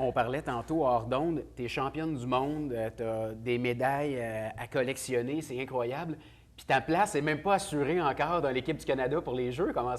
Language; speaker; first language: French; native; French